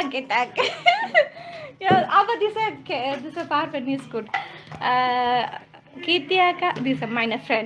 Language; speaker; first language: German; non-native, learner; Tamil